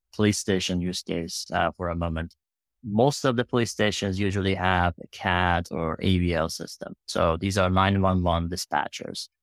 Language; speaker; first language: English; non-native, fluent; Persian